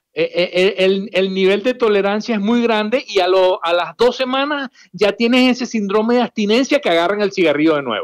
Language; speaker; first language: Spanish; native; Spanish